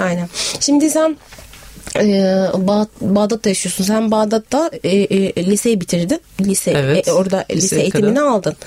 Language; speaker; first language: Turkish; non-native, fluent; Arabic